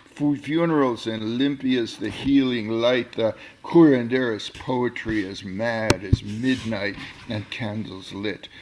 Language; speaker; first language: English; native; English